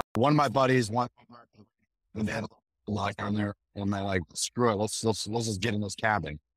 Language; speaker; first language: English; native; English